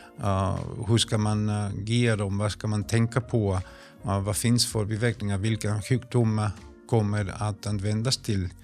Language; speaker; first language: Swedish; non-native, fluent; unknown